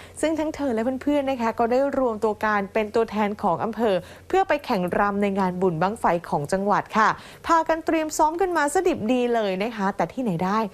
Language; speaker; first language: Thai; native; Thai